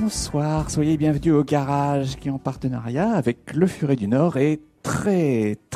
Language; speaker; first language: French; native; French